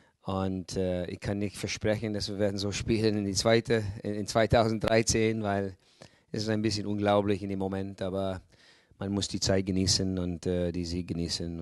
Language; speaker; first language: German; non-native, fluent; English